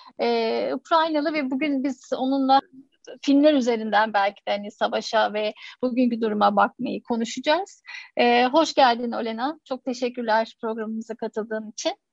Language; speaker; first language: Turkish; native; Turkish